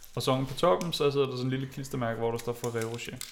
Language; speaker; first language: Danish; native; Danish